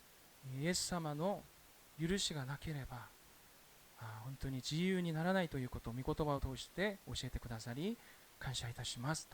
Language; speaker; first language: Japanese; non-native, fluent; Korean